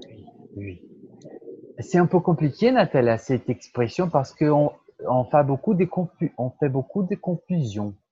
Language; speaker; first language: French; non-native, fluent; Portuguese